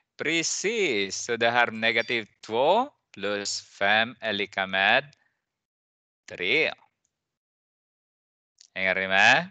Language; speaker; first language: Swedish; non-native, fluent; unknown